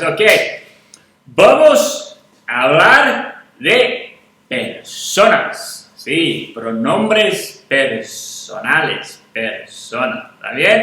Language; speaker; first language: Spanish; non-native, fluent; English